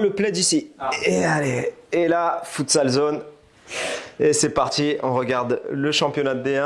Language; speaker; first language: French; native; French